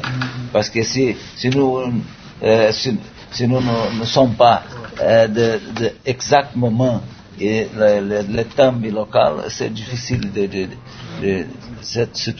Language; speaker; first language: French; non-native, learner; Portuguese